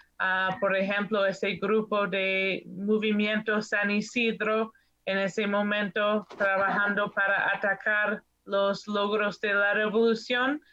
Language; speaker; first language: Spanish; non-native, fluent; English